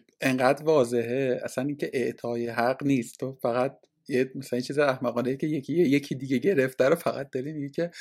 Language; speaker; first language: Persian; native; Persian